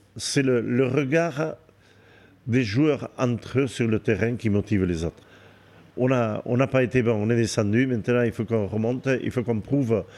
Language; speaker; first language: French; native; French